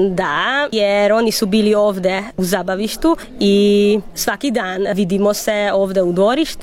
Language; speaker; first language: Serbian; non-native, local second language; Hungarian